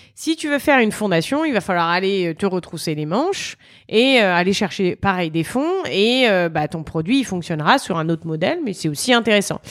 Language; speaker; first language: French; native; French